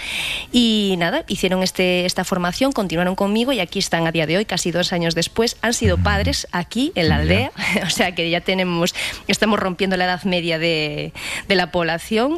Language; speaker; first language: Spanish; native; Spanish